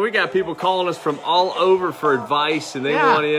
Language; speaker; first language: English; native; English